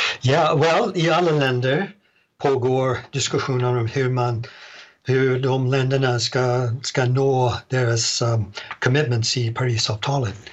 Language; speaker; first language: Swedish; non-native, fluent; English